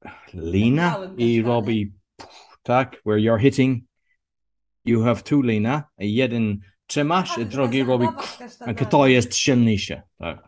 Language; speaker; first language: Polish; non-native, learner; English